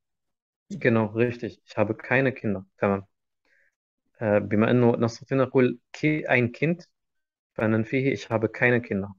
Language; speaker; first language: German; non-native, fluent; Arabic